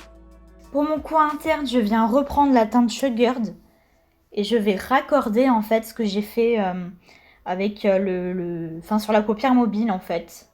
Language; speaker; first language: French; native; French